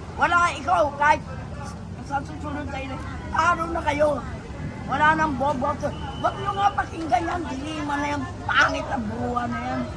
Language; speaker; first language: Filipino; non-native, local second language; Iloko